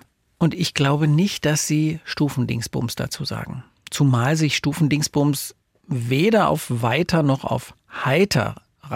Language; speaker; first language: German; native; German